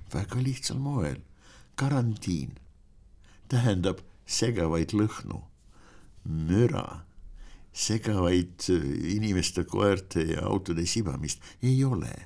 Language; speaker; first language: Estonian; non-native, local second language; Russian